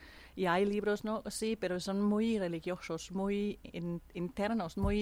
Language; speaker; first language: Spanish; non-native, fluent; Danish